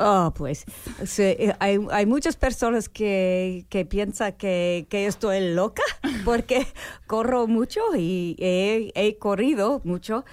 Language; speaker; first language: Spanish; non-native, learner; English